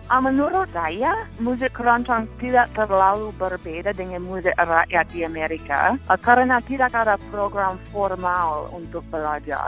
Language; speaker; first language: Indonesian; non-native, fluent; English